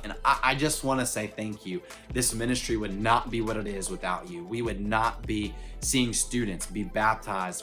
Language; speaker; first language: English; native; English